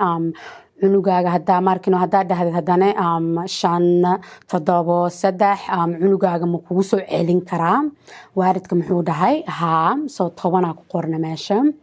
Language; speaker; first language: Somali; early bilingual, heritage; Somali